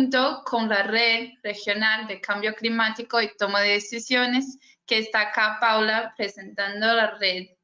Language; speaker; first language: Spanish; non-native, fluent; Portuguese